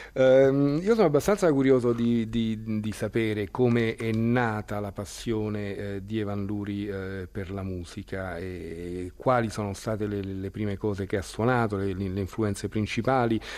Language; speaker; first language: Italian; native; Italian